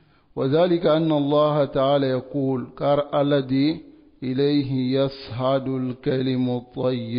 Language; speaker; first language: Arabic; non-native, fluent; Dyula